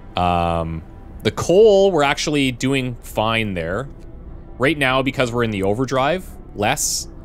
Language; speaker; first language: English; native; English